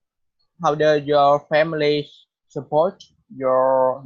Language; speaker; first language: English; non-native, learner; Vietnamese